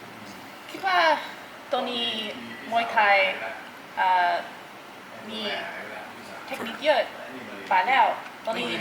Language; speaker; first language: Thai; non-native, learner; English